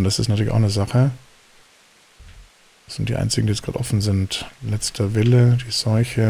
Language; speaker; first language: German; native; German